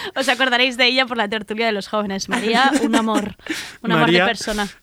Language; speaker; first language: Spanish; native; Spanish